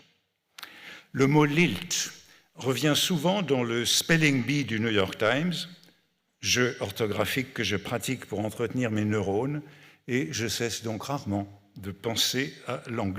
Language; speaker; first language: French; native; French